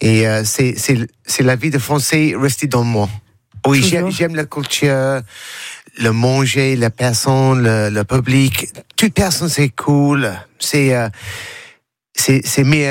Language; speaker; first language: French; non-native, learner; English